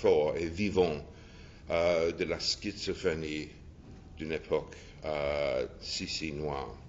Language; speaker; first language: French; non-native, fluent; English